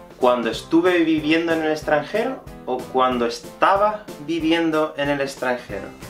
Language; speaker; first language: Spanish; native; Spanish